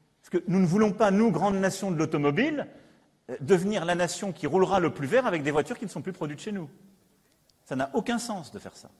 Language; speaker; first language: French; native; French